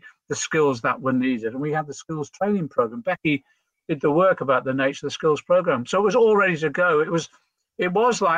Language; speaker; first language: English; native; English